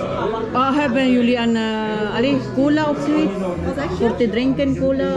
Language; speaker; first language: Dutch; non-native, learner; Filipino